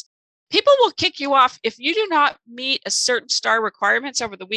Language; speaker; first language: English; non-native, fluent; German